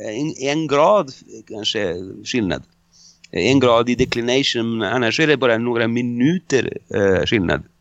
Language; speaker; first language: Swedish; non-native, fluent; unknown